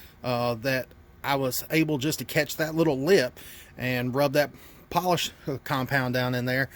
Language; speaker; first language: English; native; English